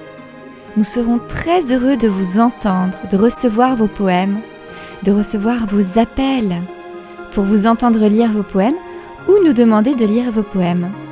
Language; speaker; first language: French; native; French